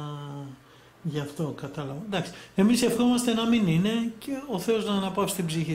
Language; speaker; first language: Greek; native; Greek